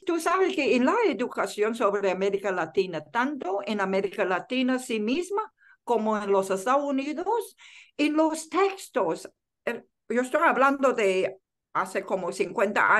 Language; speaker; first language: Spanish; non-native, fluent; Chinese